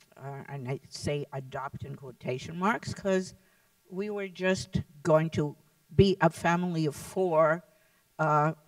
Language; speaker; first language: English; early bilingual, other home language; Lithuanian